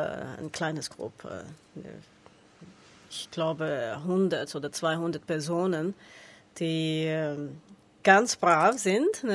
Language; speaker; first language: German; non-native, learner; Spanish